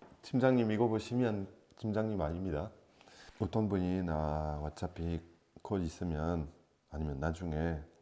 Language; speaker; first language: Korean; non-native, fluent; French